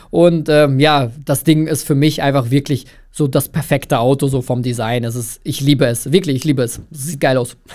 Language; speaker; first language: German; early bilingual, other home language; Russian